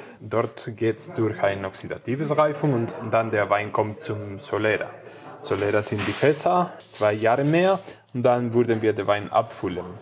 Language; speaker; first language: German; non-native, fluent; Spanish